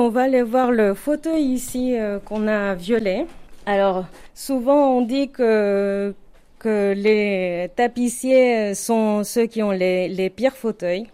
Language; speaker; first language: French; non-native, fluent; Spanish